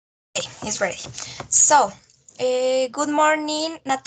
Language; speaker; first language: English; non-native, fluent; Spanish